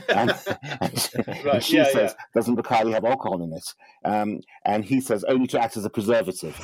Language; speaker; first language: English; native; English